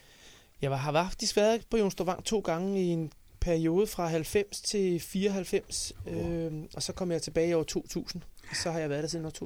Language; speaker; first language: Danish; native; Danish